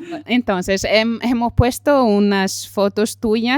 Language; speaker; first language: Spanish; non-native, fluent; French